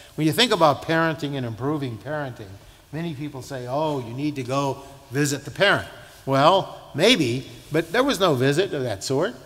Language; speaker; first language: English; native; English